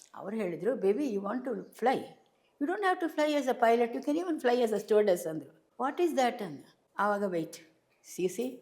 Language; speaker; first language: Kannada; non-native, local second language; Tamil